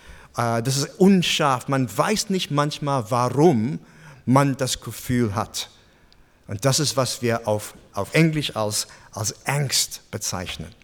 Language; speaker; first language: German; non-native, fluent; English